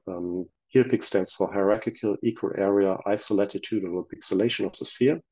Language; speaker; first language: English; non-native, fluent; German